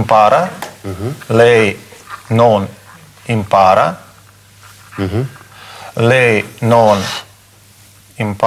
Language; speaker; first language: Italian; non-native, learner; Russian